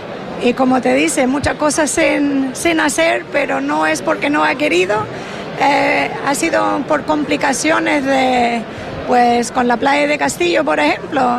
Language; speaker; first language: Spanish; non-native, fluent; English